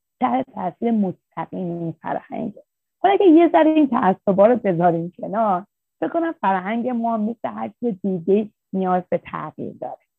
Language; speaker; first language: Persian; native; Persian